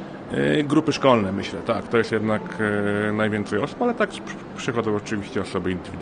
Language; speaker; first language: Polish; native; Polish